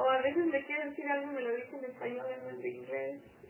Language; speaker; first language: Spanish; native; Spanish